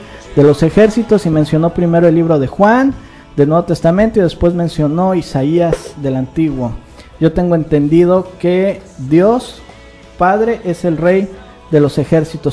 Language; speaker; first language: Spanish; native; Spanish